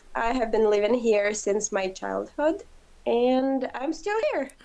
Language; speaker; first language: English; non-native, fluent; Ukrainian